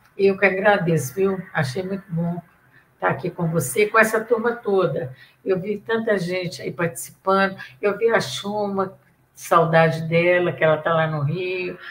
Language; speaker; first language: Portuguese; native; Portuguese